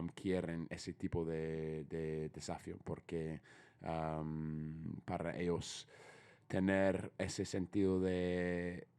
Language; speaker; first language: Spanish; non-native, fluent; English